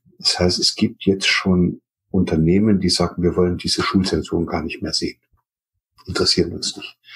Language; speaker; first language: German; native; German